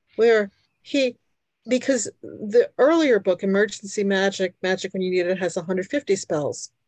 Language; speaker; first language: English; early bilingual, other home language; Hungarian